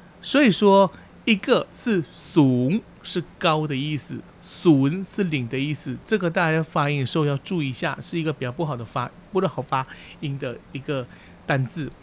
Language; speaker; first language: Chinese; early bilingual, heritage; Chinese